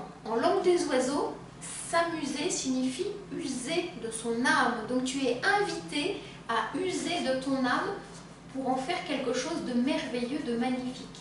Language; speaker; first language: French; native; French